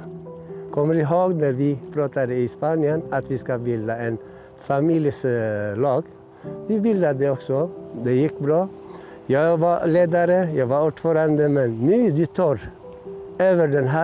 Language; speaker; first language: Swedish; non-native, learner; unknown